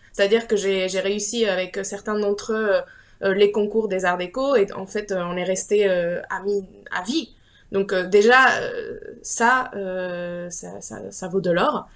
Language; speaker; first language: French; non-native, fluent; Spanish